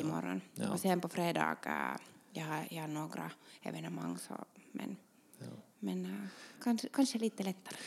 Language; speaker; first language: Swedish; non-native, local second language; Finnish